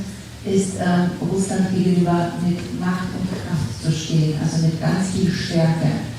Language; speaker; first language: German; non-native, fluent; Russian